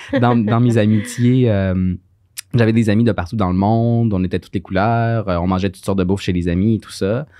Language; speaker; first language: French; early bilingual, other home language; Spanish